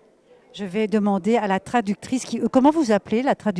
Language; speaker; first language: French; native; French